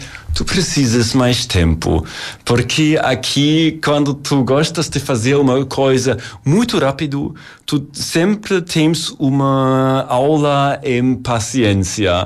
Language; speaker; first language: Portuguese; non-native, learner; German